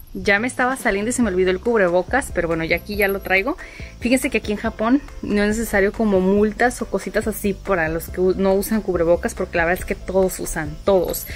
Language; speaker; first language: Spanish; native; Spanish